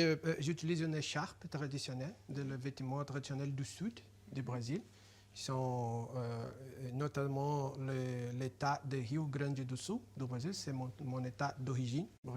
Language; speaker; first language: French; non-native, fluent; Portuguese